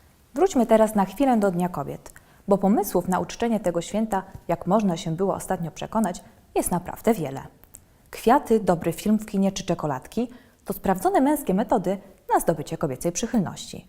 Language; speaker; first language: Polish; native; Polish